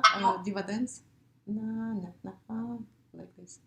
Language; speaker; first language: English; non-native, learner; Russian